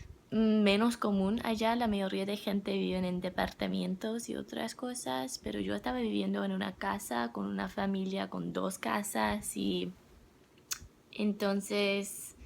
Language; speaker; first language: Spanish; non-native, learner; English